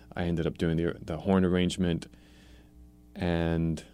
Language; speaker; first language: English; native; English